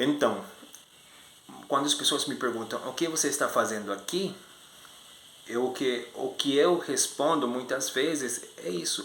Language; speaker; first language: Portuguese; non-native, fluent; Spanish